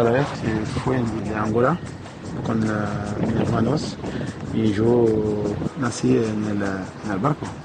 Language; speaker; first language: Spanish; non-native, learner; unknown